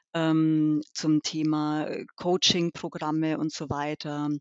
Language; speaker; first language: German; early bilingual, other home language; Albanian